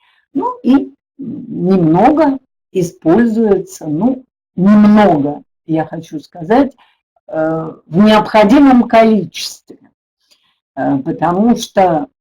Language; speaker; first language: Russian; native; Russian